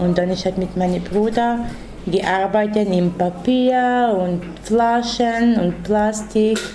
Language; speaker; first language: German; non-native, learner; Romany